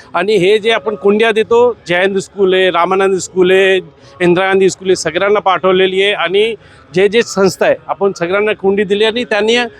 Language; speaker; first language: Marathi; non-native, local second language; Hindi